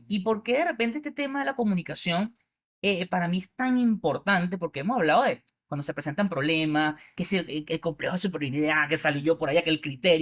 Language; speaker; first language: Spanish; native; Spanish